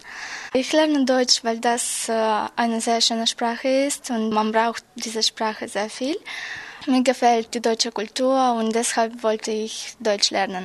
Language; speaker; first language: German; non-native, learner; Romanian